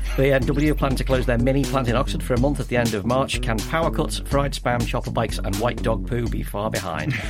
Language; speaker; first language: English; native; English